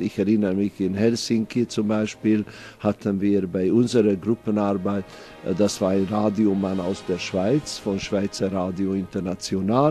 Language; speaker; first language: German; non-native, fluent; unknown